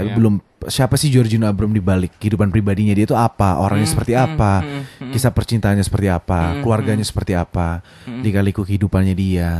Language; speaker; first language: Indonesian; native; Indonesian